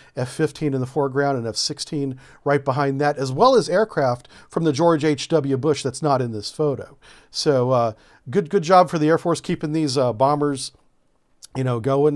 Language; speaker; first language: English; native; English